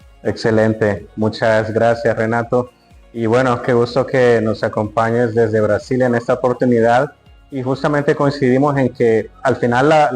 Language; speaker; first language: Spanish; native; Spanish